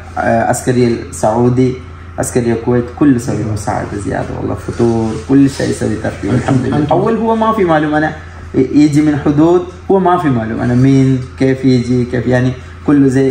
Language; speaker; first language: Arabic; non-native, learner; Malayalam